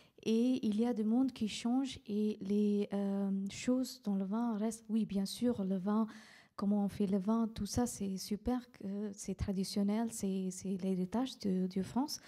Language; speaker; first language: French; non-native, fluent; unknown